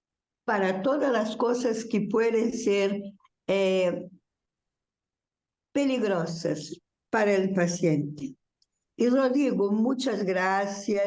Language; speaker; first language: Spanish; non-native, learner; Portuguese